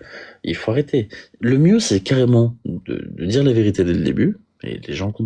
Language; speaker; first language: French; native; French